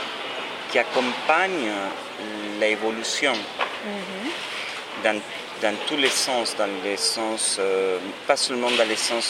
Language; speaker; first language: French; non-native, fluent; Spanish